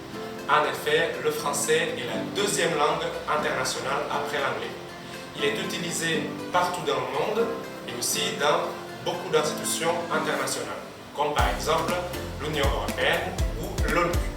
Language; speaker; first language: French; non-native, fluent; Indonesian